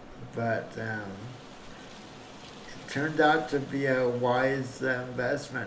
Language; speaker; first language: English; native; English